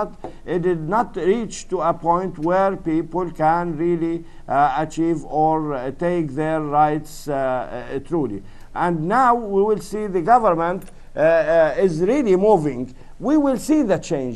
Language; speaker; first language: English; non-native, fluent; Arabic